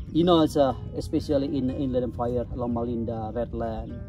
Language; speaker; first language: English; non-native, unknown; Indonesian